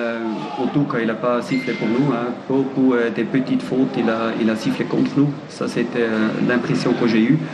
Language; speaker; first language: French; non-native, fluent; German